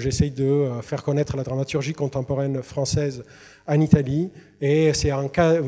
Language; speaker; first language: French; non-native, fluent; Italian